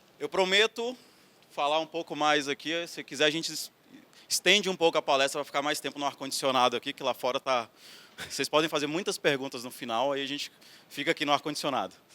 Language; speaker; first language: Portuguese; native; Portuguese